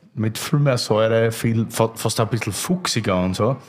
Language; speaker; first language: German; native; German